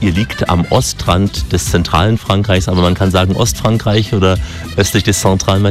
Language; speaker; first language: German; native; German